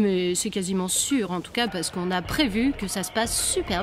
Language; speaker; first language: French; native; French